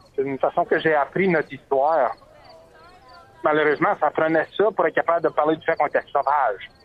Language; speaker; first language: French; native; French